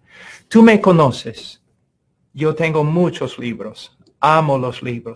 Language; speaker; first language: Spanish; non-native, fluent; English